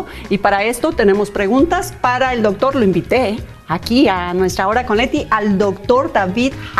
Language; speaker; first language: Spanish; native; Spanish